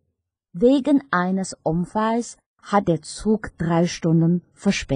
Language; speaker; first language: German; non-native, fluent; Chinese